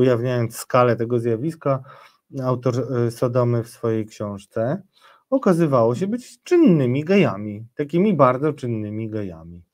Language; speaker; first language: Polish; native; Polish